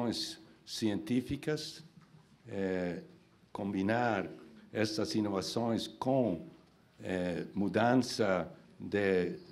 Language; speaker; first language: Portuguese; non-native, learner; Spanish